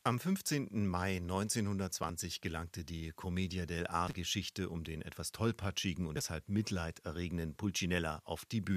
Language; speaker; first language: German; native; German